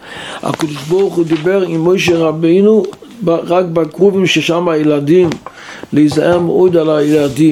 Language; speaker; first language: Hebrew; non-native, local second language; Yiddish